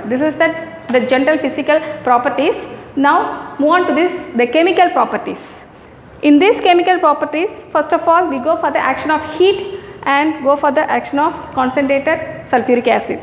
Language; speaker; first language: English; non-native, local second language; Tamil